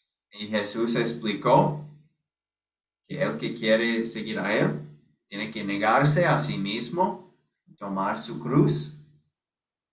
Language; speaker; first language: Spanish; non-native, fluent; English